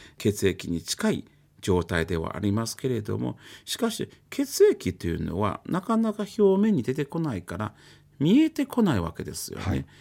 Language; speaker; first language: Japanese; native; Japanese